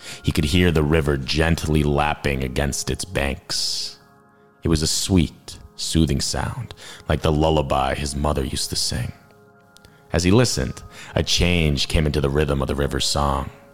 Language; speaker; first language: English; early bilingual, other home language; Hungarian